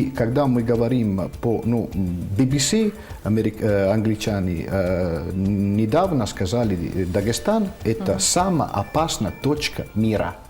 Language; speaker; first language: Russian; non-native, fluent; Italian